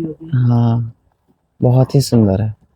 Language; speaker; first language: Hindi; non-native, local second language; Assamese